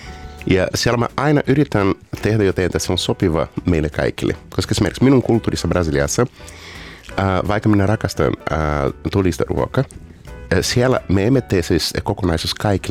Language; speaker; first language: Finnish; non-native, fluent; Portuguese